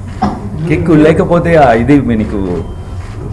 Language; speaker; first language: Telugu; non-native, local second language; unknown